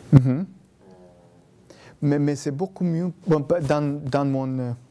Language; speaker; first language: French; non-native, fluent; Spanish